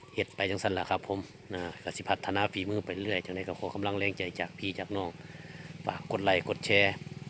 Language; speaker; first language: Thai; native; Thai